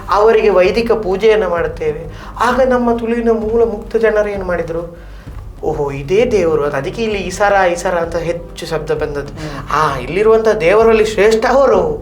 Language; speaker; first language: Kannada; non-native, local second language; Tulu